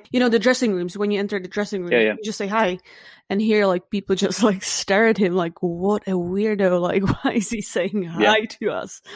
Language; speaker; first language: English; non-native, fluent; Czech